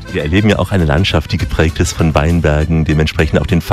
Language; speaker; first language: German; native; German